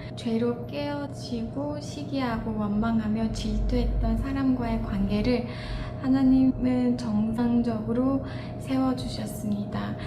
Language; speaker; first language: Korean; non-native, fluent; Mongolian